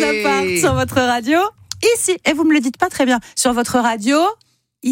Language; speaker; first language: French; native; French